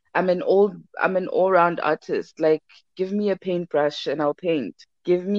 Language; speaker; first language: English; non-native, local second language; Zulu